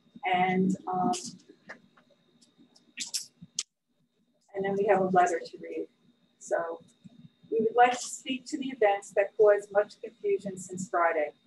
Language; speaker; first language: English; native; English